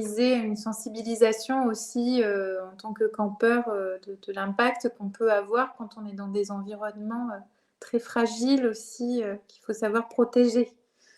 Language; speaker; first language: French; native; French